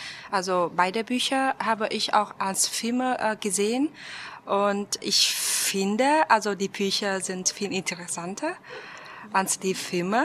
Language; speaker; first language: German; non-native, fluent; Vietnamese